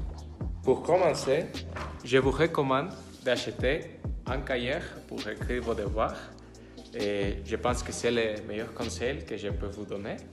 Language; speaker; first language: French; non-native, learner; Spanish